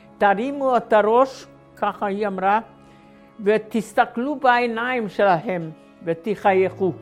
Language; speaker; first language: Hebrew; non-native, fluent; Hungarian